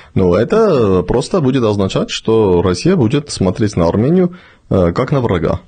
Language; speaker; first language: Russian; non-native, local second language; Armenian